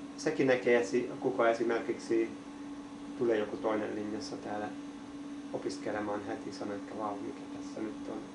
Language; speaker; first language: Finnish; non-native, learner; Hungarian